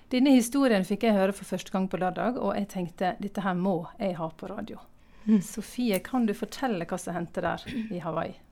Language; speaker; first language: Norwegian; native; Norwegian